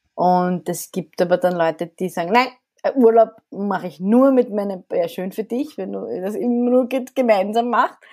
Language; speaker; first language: German; early bilingual, other home language; Arabic